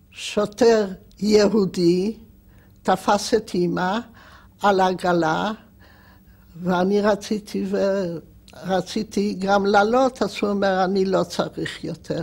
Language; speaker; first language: Hebrew; non-native, fluent; Polish